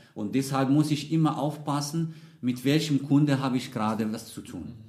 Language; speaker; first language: German; non-native, fluent; Arabic